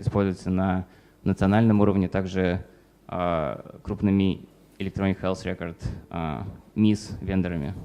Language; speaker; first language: Russian; native; Russian